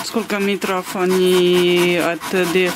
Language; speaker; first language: Russian; non-native, learner; French